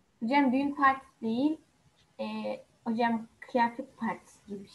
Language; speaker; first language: Turkish; native; Turkish